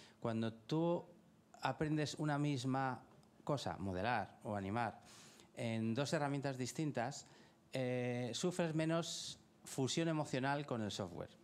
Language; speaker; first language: Spanish; native; Spanish